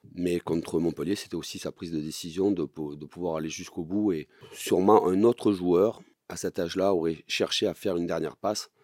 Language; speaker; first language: French; native; French